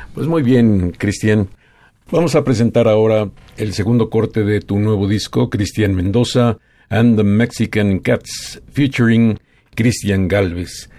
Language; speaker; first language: Spanish; native; Spanish